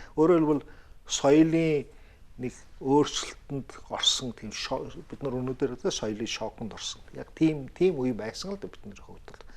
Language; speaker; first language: Mongolian; early bilingual, heritage; Mongolian